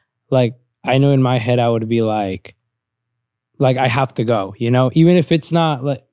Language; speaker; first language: English; early bilingual, other home language; Spanish